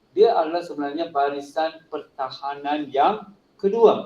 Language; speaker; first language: Malay; non-native, local second language; Tamil